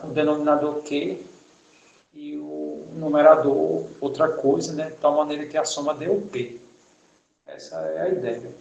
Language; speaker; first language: Portuguese; native; Portuguese